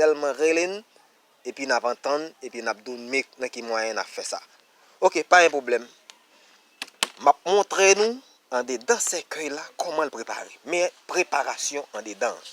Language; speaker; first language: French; non-native, learner; Haitian Creole